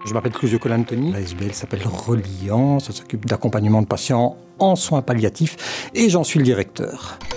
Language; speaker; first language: French; native; French